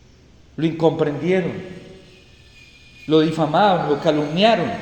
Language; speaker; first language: Spanish; native; Spanish